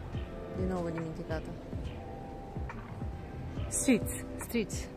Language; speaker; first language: Italian; non-native, learner; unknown